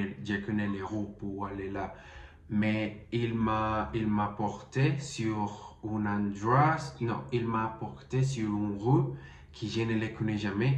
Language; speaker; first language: French; non-native, learner; Spanish